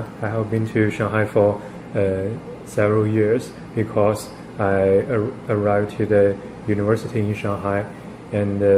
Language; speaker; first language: English; non-native, learner; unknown